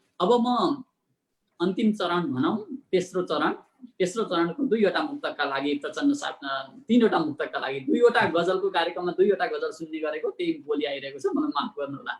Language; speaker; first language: Nepali; native; Nepali